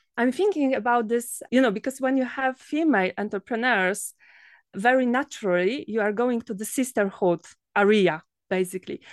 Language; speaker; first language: English; non-native, fluent; Polish